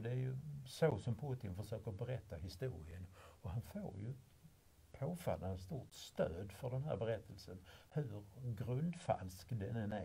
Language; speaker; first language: Swedish; native; Swedish